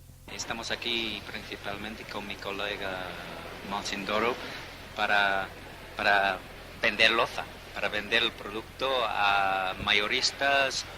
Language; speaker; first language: Spanish; non-native, fluent; English